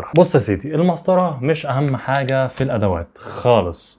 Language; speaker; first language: Arabic; native; Arabic